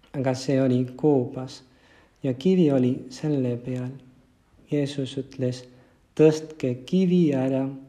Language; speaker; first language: Estonian; non-native, fluent; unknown